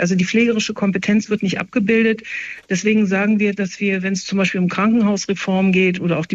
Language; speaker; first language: German; native; German